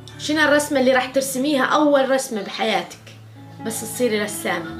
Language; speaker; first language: Arabic; native; Arabic